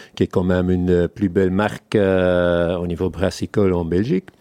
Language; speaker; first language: French; non-native, fluent; Dutch